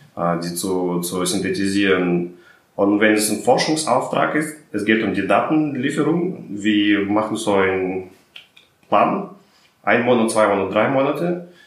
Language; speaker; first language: German; non-native, fluent; Russian